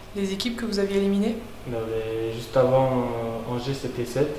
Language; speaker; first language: French; native; French